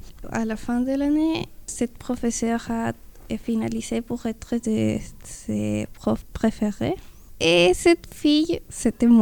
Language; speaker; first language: French; non-native, learner; Spanish